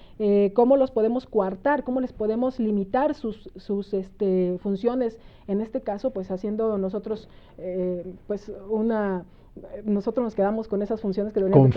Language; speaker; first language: Spanish; native; Spanish